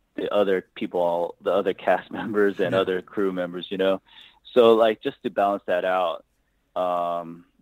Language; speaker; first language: English; native; English